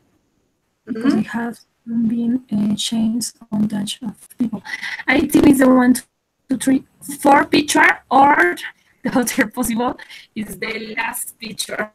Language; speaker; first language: English; non-native, learner; Spanish